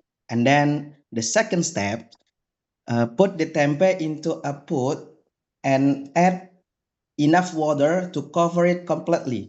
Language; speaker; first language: English; non-native, learner; Indonesian